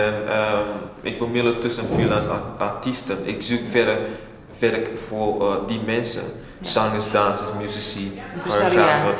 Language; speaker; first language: Dutch; non-native, fluent; English